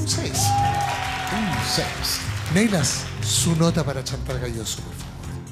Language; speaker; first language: Spanish; native; Spanish